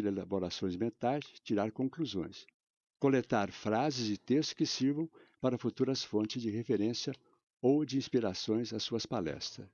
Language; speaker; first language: Portuguese; native; Portuguese